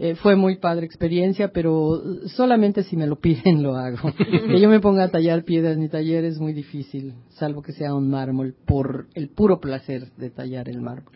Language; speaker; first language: Spanish; native; Spanish